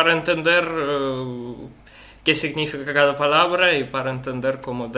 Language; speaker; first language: Spanish; non-native, learner; Russian